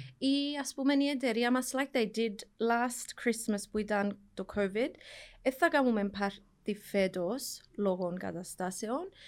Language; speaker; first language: Greek; early bilingual, heritage; Greek